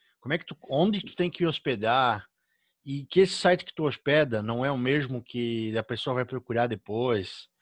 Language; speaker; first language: Portuguese; native; Portuguese